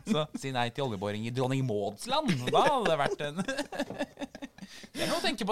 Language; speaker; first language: Norwegian; native; Norwegian